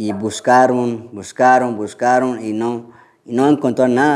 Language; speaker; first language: Spanish; early bilingual, heritage; Spanish